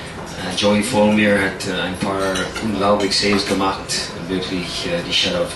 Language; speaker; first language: German; non-native, learner; English